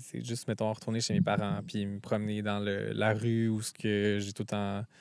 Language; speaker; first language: French; native; French